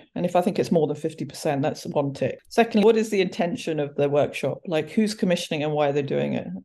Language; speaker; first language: English; early bilingual, other home language; Hindi